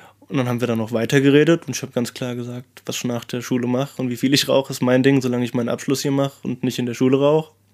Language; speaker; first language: German; native; German